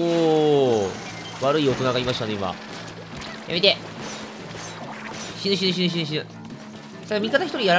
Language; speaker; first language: Japanese; native; Japanese